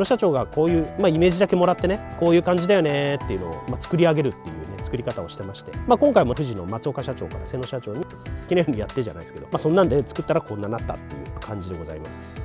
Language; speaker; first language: Japanese; native; Japanese